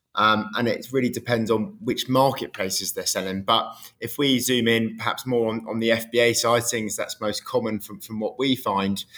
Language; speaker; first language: English; native; English